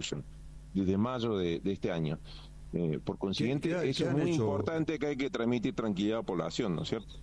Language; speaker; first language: Spanish; native; Spanish